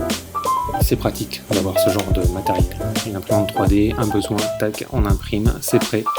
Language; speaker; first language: French; native; French